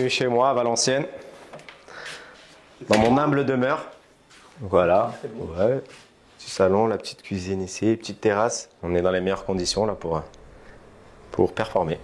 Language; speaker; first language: French; native; French